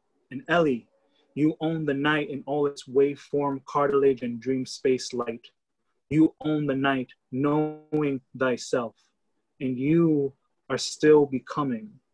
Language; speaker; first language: English; native; English